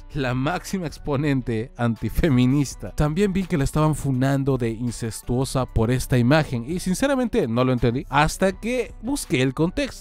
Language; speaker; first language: Spanish; native; Spanish